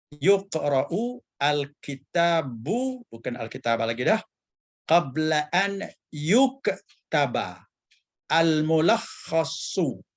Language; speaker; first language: Malay; native; Malay